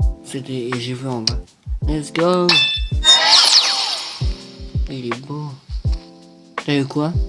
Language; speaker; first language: French; native; French